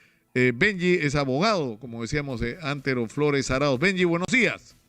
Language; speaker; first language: Spanish; native; Spanish